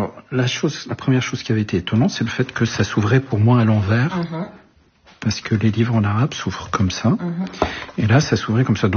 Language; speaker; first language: French; early bilingual, other home language; Arabic